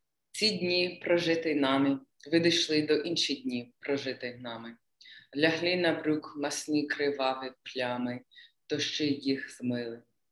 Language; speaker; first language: Ukrainian; non-native, fluent; English